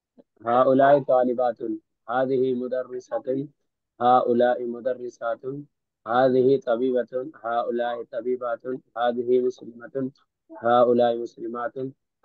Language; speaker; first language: Arabic; non-native, learner; Urdu